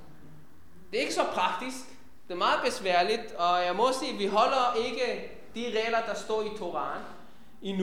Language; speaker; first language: Danish; non-native, fluent; Hebrew